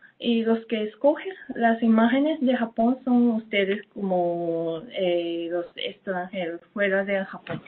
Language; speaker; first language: Spanish; non-native, fluent; Japanese